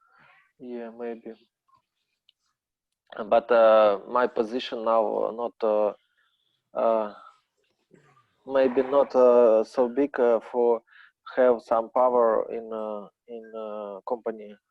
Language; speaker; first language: English; non-native, learner; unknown